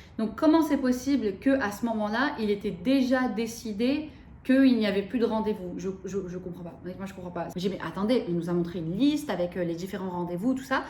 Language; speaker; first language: French; early bilingual, other home language; Arabic